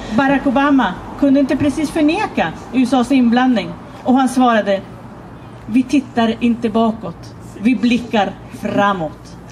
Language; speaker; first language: Swedish; non-native, fluent; Spanish